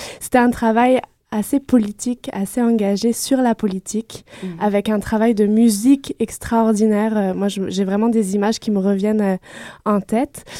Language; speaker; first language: French; native; French